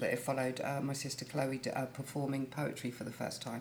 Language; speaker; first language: English; native; English